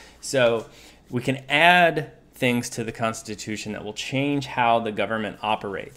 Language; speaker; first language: English; native; English